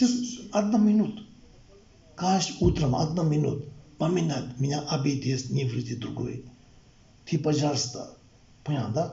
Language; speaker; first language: Russian; non-native, learner; Tibetan